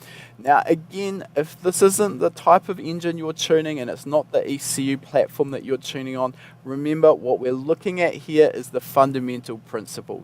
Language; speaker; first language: English; native; English